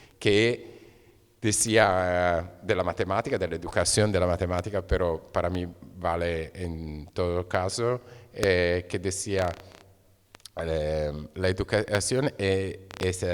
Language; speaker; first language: Spanish; non-native, fluent; Italian